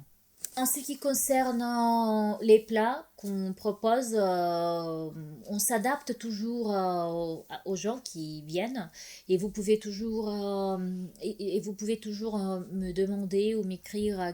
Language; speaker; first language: French; non-native, fluent; Russian